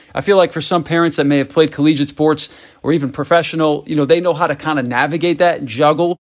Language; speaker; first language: English; native; English